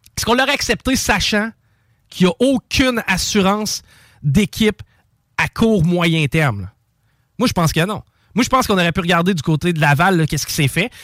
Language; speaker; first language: French; native; French